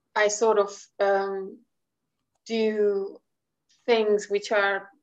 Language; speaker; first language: English; non-native, fluent; Hungarian